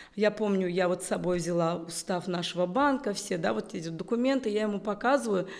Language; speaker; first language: Russian; non-native, local second language; Uzbek